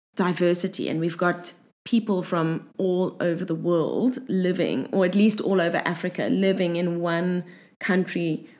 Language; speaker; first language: English; native; English